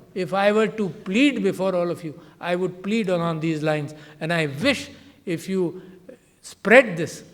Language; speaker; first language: English; non-native, local second language; Urdu